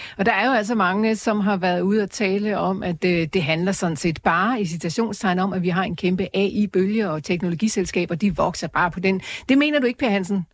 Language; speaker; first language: Danish; native; Danish